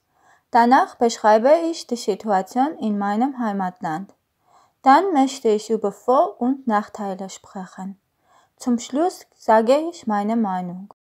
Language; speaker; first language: German; non-native, learner; Armenian